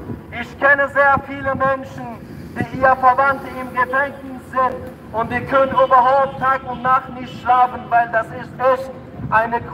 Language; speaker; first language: German; non-native, fluent; Tajik